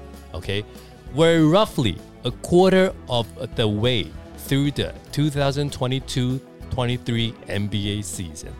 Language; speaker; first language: English; non-native, fluent; Chinese